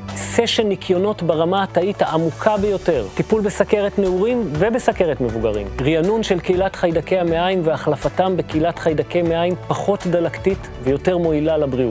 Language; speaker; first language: Hebrew; native; Hebrew